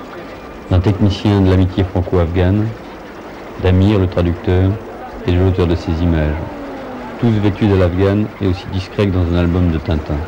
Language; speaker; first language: French; native; French